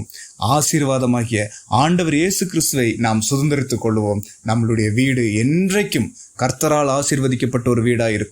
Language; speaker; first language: Tamil; native; Tamil